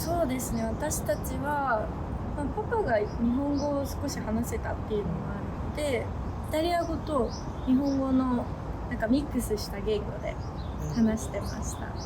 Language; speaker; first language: Japanese; native; Japanese